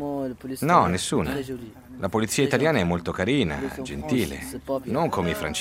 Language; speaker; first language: Italian; non-native, learner; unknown